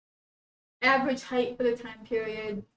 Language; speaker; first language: English; native; English